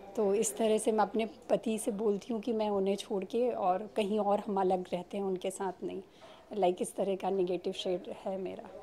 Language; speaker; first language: Hindi; native; Hindi